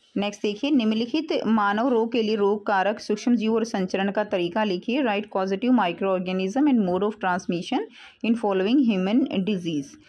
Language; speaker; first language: Hindi; native; Hindi